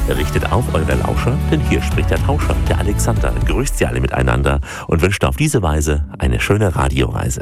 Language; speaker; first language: German; native; German